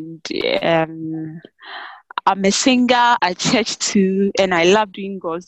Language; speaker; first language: English; non-native, local second language; Akan